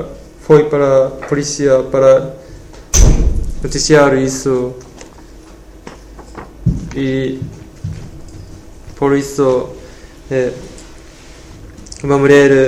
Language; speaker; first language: Spanish; non-native, learner; Portuguese